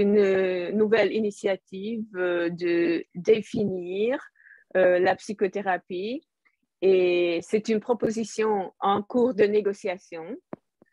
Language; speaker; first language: French; non-native, fluent; Hungarian